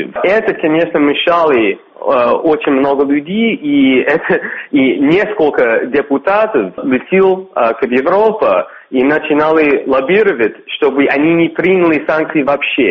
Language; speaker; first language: Russian; non-native, fluent; English